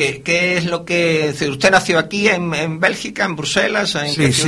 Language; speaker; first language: Spanish; native; Spanish